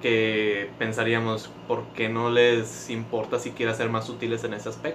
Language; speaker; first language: Spanish; native; Spanish